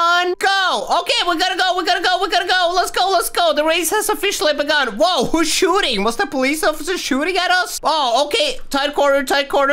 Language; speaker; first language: English; native; English